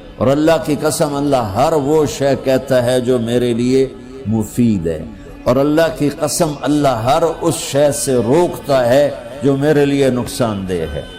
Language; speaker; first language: Urdu; non-native, local second language; Punjabi